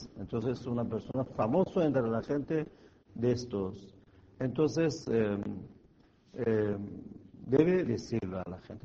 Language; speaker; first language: Spanish; non-native, fluent; Persian